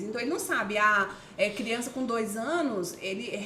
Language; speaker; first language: Portuguese; native; Portuguese